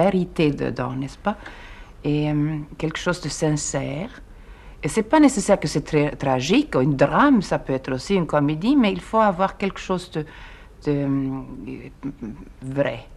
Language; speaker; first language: French; non-native, fluent; Swedish